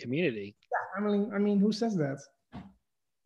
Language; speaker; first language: English; non-native, fluent; Dutch